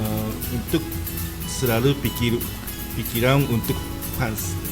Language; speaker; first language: Indonesian; non-native, learner; Japanese